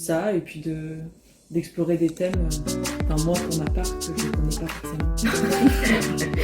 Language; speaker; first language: French; native; French